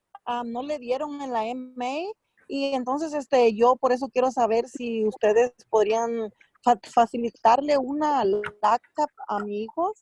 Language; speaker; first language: Spanish; native; Spanish